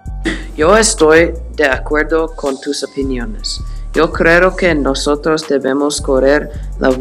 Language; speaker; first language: Spanish; non-native, learner; English